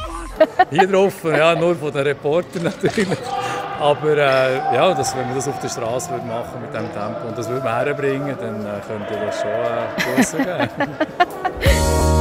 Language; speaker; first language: German; native; German